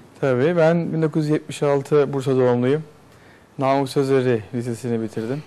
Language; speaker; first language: Turkish; native; Turkish